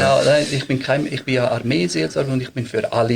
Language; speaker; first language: German; early bilingual, other home language; Bosnian